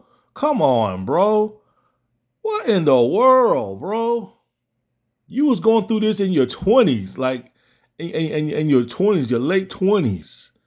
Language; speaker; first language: English; native; English